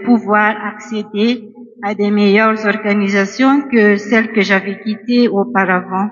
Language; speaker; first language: French; non-native, local second language; Malagasy